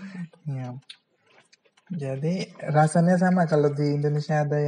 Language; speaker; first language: Indonesian; non-native, fluent; Bangla